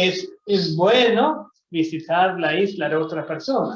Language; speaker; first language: Spanish; non-native, fluent; Swedish